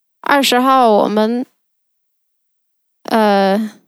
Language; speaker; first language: Chinese; non-native, fluent; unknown